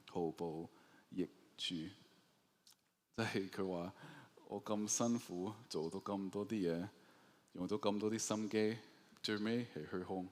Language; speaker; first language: Cantonese; early bilingual, heritage; Cantonese